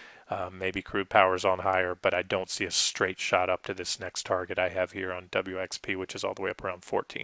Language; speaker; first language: English; native; English